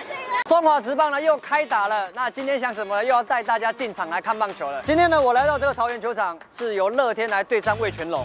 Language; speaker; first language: Chinese; native; Chinese